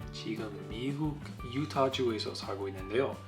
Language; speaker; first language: Korean; non-native, fluent; English